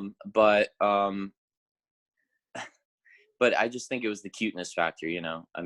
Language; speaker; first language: English; native; English